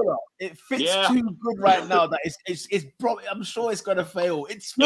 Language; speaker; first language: English; native; English